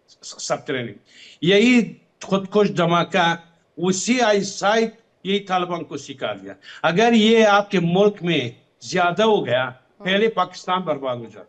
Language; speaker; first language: Hindi; non-native, fluent; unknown